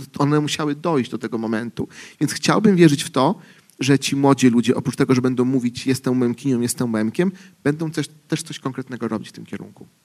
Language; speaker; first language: Polish; native; Polish